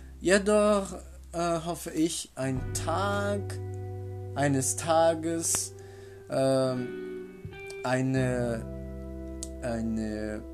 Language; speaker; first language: German; non-native, learner; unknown